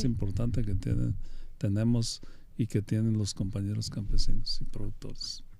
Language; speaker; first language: Spanish; native; Spanish